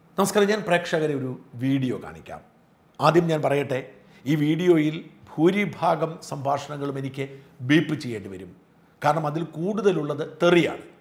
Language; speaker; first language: Malayalam; native; Malayalam